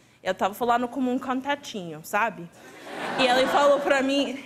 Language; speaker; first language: Portuguese; non-native, fluent; English